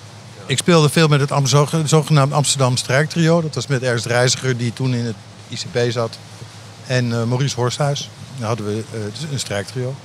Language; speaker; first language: Dutch; native; Dutch